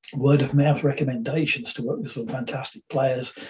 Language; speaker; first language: English; native; English